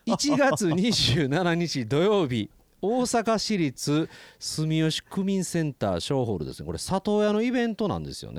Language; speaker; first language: Japanese; native; Japanese